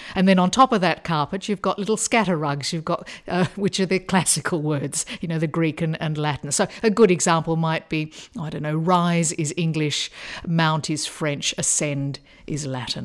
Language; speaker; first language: English; native; English